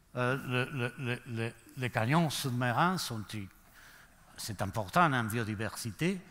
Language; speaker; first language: French; non-native, learner; Spanish